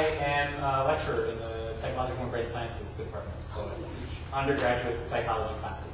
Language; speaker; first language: English; native; English